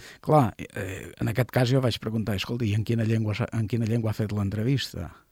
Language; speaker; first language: Catalan; native; Catalan